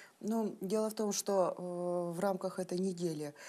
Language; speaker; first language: Russian; native; Russian